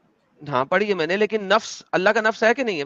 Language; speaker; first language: Hindi; native; Hindi